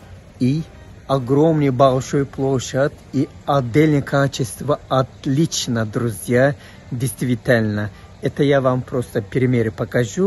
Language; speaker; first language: Russian; non-native, fluent; Turkish